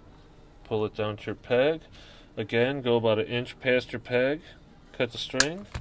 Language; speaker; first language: English; native; English